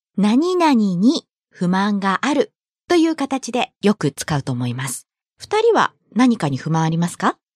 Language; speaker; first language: Japanese; native; Japanese